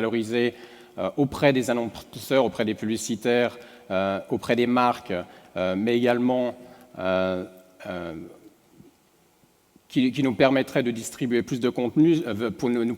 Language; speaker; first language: French; native; French